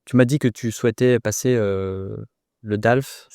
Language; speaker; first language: French; native; French